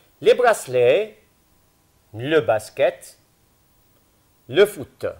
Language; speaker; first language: French; non-native, fluent; Arabic